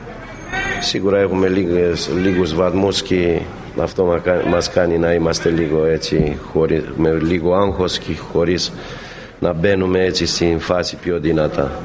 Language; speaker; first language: Greek; non-native, fluent; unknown